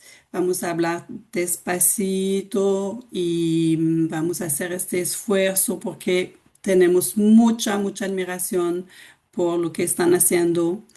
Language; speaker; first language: Spanish; non-native, fluent; French